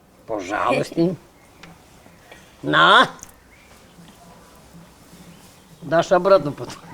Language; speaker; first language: Russian; non-native, local second language; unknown